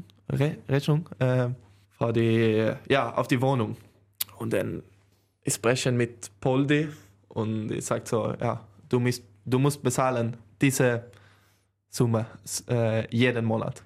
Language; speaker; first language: German; non-native, learner; Swedish